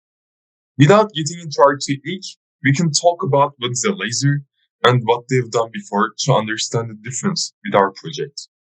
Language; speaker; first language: English; non-native, fluent; Turkish